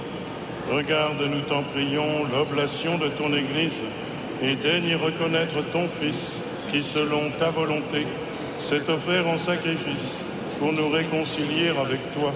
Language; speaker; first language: French; native; French